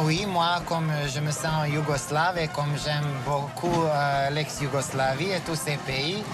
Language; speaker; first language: French; non-native, fluent; Serbian